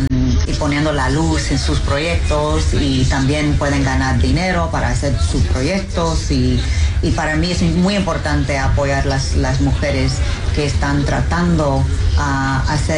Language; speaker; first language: Spanish; early bilingual, heritage; English